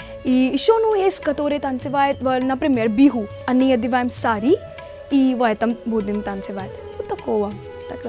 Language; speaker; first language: Russian; non-native, learner; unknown